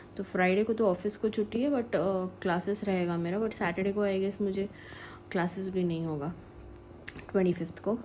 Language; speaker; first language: Hindi; non-native, local second language; Malayalam